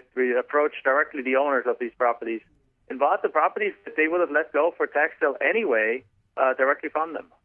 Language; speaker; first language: English; non-native, fluent; German